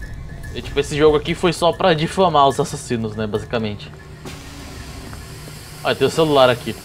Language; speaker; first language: Portuguese; native; Portuguese